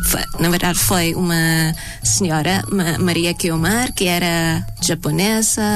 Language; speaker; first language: Portuguese; non-native, fluent; Thai